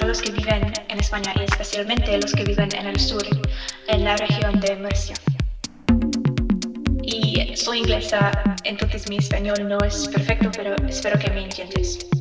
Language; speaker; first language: Spanish; non-native, learner; English